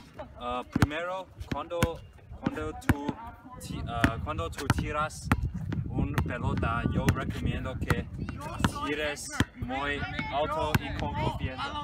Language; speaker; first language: Spanish; non-native, learner; English